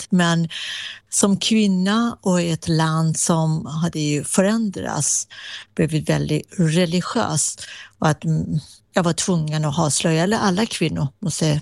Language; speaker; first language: Swedish; non-native, fluent; Persian